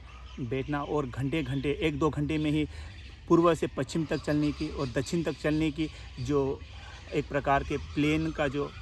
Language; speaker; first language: Hindi; non-native, local second language; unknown